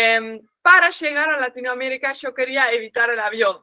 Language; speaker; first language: Spanish; non-native, fluent; Dutch